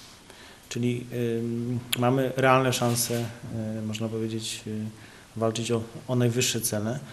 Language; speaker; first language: Polish; native; Polish